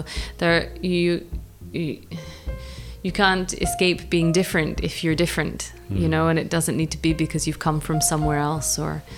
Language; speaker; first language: English; native; English